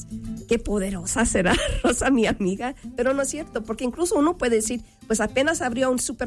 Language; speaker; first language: Spanish; early bilingual, heritage; Spanish